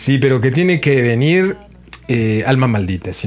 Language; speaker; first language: Spanish; native; Spanish